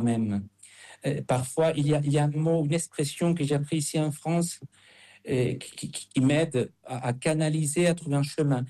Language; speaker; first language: French; non-native, fluent; Spanish